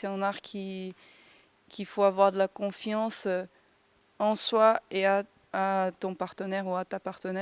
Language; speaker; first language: French; non-native, fluent; Portuguese